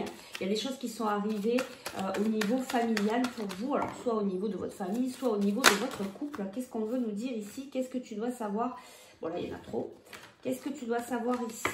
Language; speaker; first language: French; native; French